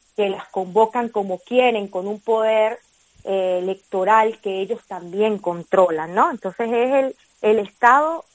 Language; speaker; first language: Spanish; native; Spanish